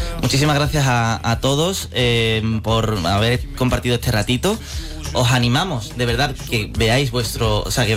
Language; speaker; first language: Spanish; native; Spanish